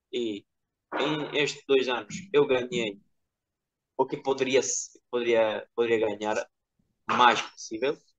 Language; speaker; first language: Portuguese; non-native, fluent; Georgian